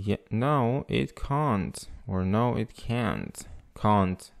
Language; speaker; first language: English; non-native, fluent; Russian